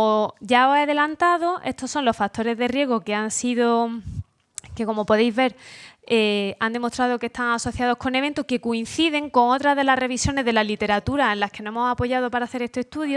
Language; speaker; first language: Spanish; native; Spanish